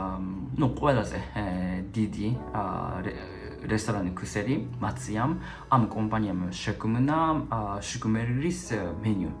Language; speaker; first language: Georgian; non-native, fluent; Japanese